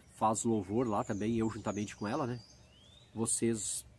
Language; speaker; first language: Portuguese; native; Portuguese